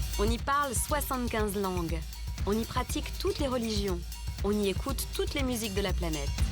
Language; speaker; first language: French; native; French